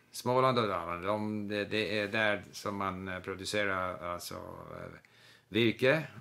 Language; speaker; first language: Swedish; early bilingual, other home language; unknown